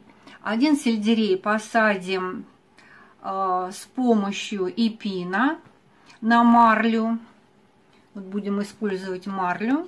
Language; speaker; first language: Russian; native; Russian